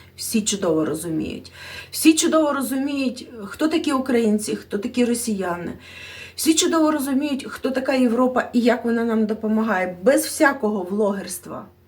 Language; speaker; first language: Ukrainian; non-native, local second language; Russian